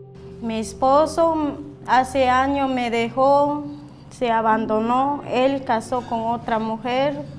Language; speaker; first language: Spanish; non-native, local second language; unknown